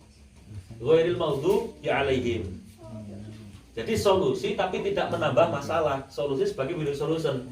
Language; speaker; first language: Indonesian; non-native, local second language; Javanese